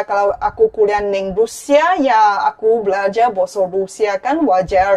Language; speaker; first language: Indonesian; non-native, fluent; Chinese